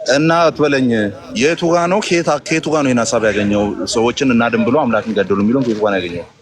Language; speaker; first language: Amharic; non-native, local second language; Oromo